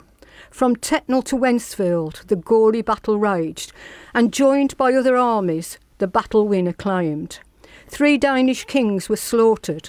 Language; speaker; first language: English; native; English